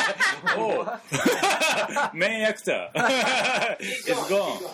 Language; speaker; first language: English; non-native, learner; Japanese